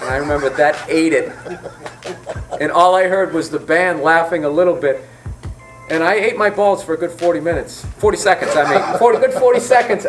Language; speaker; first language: English; native; English